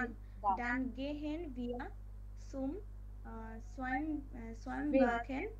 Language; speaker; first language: German; non-native, learner; Bangla